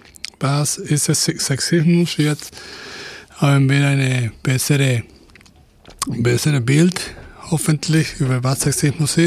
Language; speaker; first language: German; non-native, fluent; Spanish